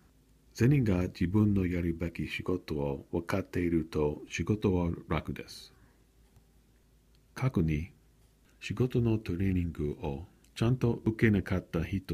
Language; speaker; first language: Japanese; non-native, learner; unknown